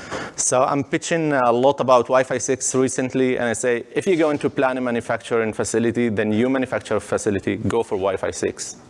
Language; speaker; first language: English; non-native, fluent; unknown